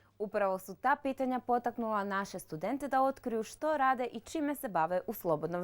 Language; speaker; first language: Croatian; native; Croatian